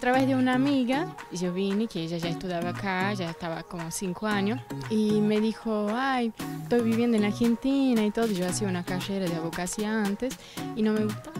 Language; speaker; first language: Spanish; non-native, fluent; Portuguese